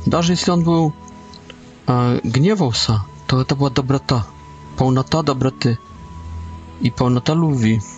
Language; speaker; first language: Polish; non-native, learner; Russian